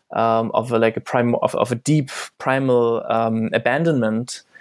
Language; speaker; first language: English; non-native, fluent; German